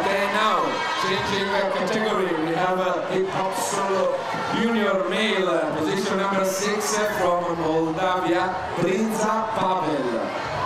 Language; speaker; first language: English; non-native, fluent; Italian